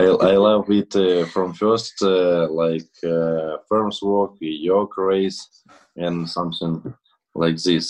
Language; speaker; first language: English; non-native, learner; Russian